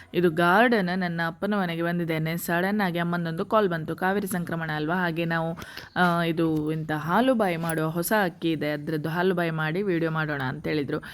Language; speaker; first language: Kannada; native; Kannada